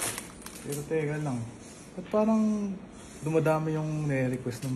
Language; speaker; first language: Filipino; native; Filipino